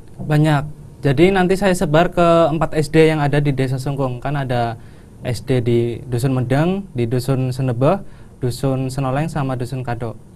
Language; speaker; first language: Indonesian; non-native, local second language; Javanese